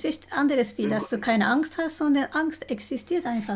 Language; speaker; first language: German; non-native, learner; Japanese